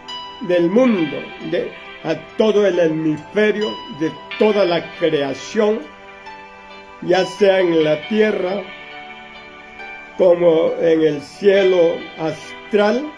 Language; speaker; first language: Spanish; native; Spanish